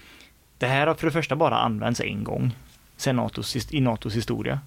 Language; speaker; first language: Swedish; native; Swedish